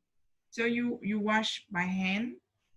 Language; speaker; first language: English; non-native, learner; Vietnamese